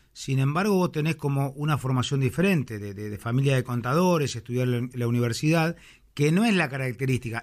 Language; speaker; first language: Spanish; native; Spanish